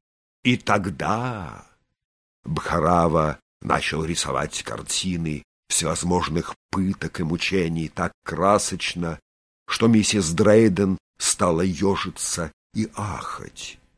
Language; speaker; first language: Russian; native; Russian